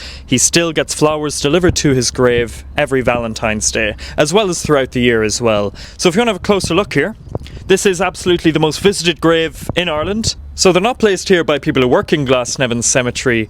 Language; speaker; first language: English; native; English